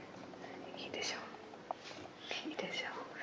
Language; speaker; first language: Japanese; non-native, fluent; English